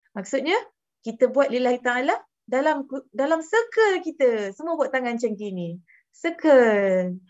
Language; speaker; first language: Malay; native; Malay